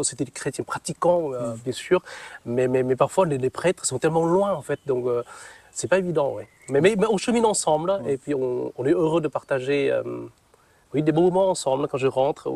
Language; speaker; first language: French; non-native, fluent; Vietnamese